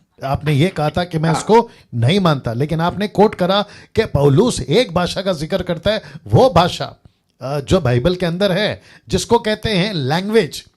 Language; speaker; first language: Hindi; native; Hindi